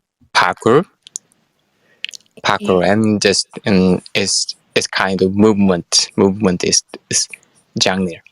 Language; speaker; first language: English; non-native, learner; Korean